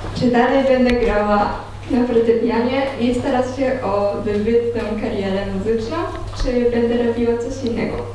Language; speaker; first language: Polish; non-native, fluent; Japanese